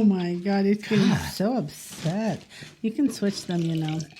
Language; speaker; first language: English; native; English